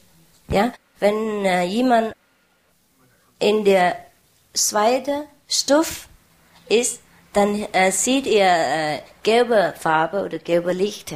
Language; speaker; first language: German; non-native, learner; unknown